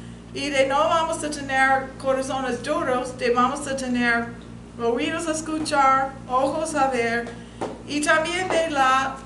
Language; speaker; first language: Spanish; non-native, fluent; English